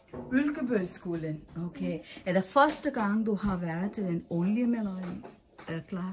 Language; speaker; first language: Danish; non-native, fluent; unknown